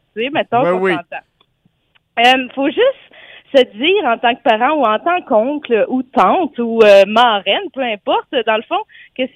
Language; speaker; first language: French; native; French